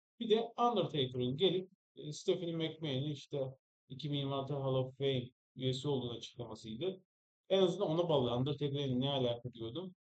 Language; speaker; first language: Turkish; native; Turkish